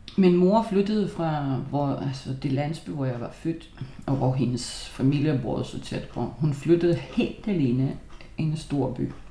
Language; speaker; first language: Danish; non-native, fluent; Lithuanian